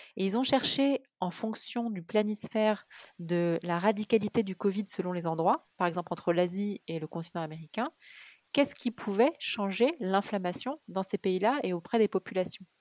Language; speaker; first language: French; early bilingual, other home language; Arabic